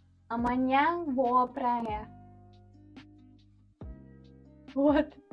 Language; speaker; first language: Portuguese; non-native, learner; Kyrgyz